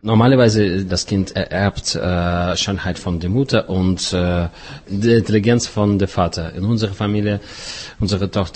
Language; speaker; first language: German; non-native, fluent; Russian